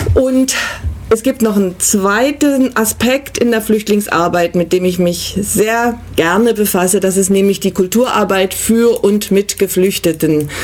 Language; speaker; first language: German; native; German